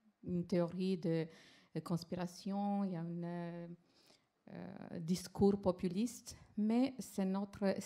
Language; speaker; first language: French; non-native, fluent; Romanian